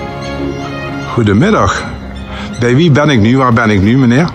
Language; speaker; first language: Dutch; native; Dutch